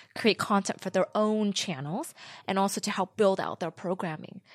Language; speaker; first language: English; early bilingual, other home language; Vietnamese